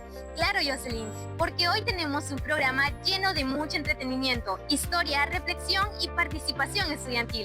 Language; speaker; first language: Spanish; native; Spanish